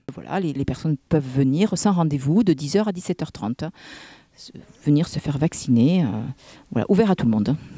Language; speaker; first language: French; native; French